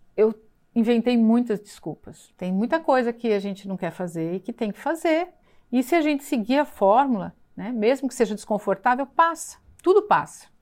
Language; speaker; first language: Portuguese; native; Portuguese